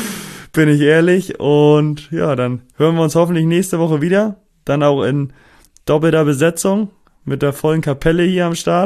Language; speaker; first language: German; native; German